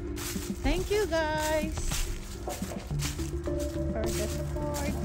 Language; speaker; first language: English; non-native, local second language; Filipino